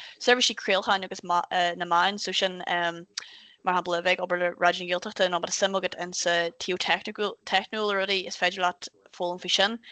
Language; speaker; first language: Irish; native; Irish